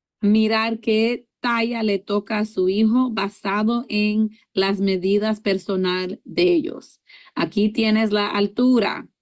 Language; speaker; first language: Spanish; early bilingual, heritage; English